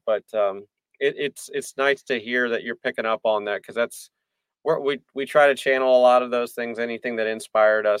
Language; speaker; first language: English; native; English